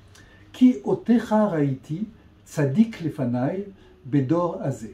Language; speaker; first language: Hebrew; non-native, fluent; French